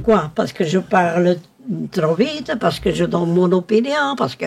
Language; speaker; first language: French; non-native, local second language; Spanish